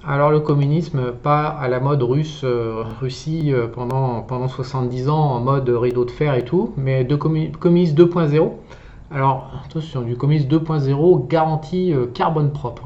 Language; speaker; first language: French; native; French